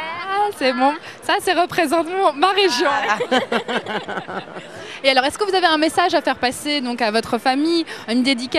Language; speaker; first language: French; early bilingual, other home language; Arabic